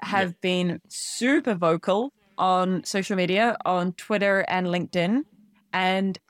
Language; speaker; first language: English; native; English